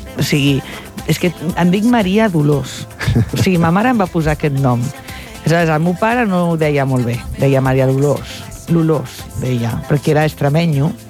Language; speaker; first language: Catalan; non-native, local second language; Spanish